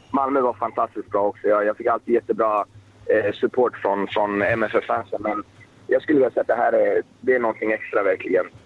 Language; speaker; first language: Swedish; native; Swedish